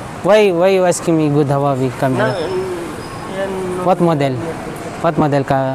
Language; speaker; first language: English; non-native, learner; Filipino